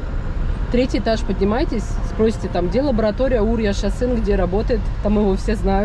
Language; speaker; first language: Russian; native; Russian